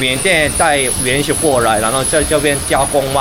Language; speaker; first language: Chinese; non-native, fluent; Korean